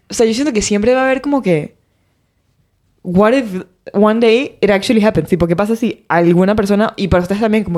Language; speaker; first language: Spanish; native; Spanish